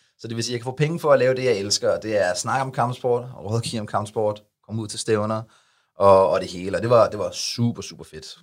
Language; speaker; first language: Danish; early bilingual, other home language; Arabic